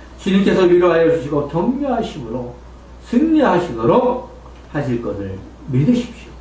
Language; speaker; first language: Korean; native; Korean